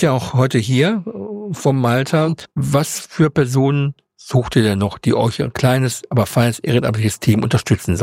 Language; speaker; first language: German; native; German